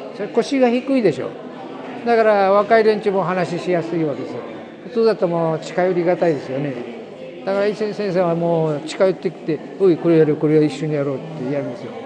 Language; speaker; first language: Japanese; early bilingual, heritage; Japanese